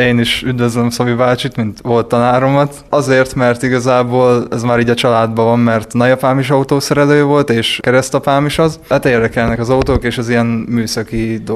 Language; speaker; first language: Hungarian; native; Hungarian